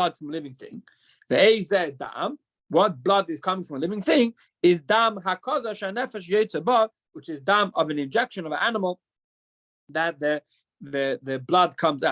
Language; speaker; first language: English; non-native, fluent; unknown